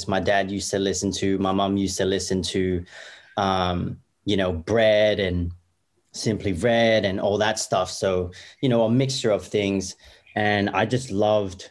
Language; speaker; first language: English; native; English